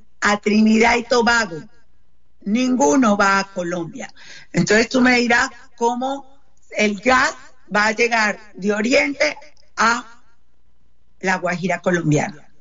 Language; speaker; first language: Spanish; native; Spanish